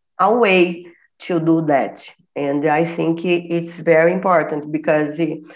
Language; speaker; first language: English; non-native, learner; Portuguese